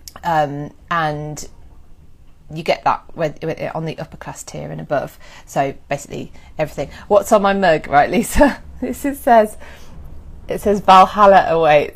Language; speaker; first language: English; native; English